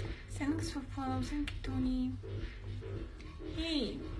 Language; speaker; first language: English; non-native, learner; Russian